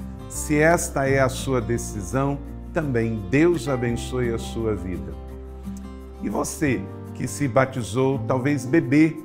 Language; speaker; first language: Portuguese; native; Portuguese